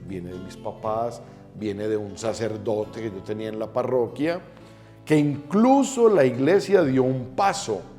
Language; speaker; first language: Spanish; native; Spanish